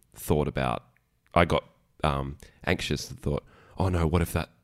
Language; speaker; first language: English; native; English